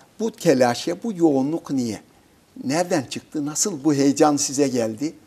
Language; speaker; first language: Turkish; native; Turkish